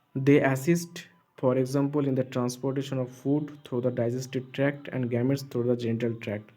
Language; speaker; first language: English; non-native, local second language; Bangla